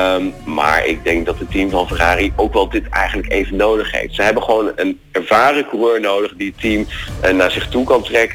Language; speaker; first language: Dutch; native; Dutch